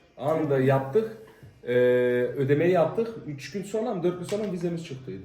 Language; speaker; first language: Turkish; native; Turkish